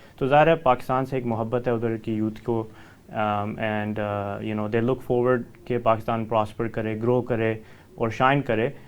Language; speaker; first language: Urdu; early bilingual, heritage; Urdu